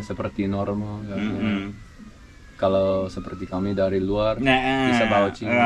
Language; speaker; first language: Indonesian; non-native, learner; English